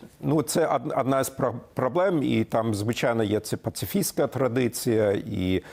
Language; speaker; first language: Ukrainian; non-native, fluent; German